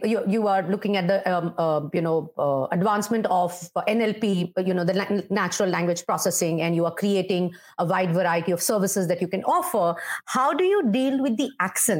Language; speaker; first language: English; non-native, local second language; Hindi